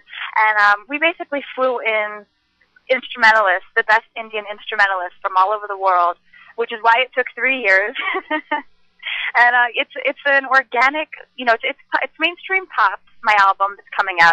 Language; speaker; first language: English; native; English